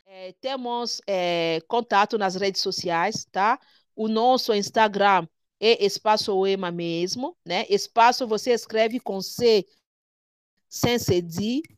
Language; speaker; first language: Portuguese; non-native, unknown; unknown